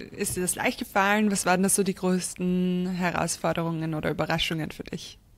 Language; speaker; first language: German; native; German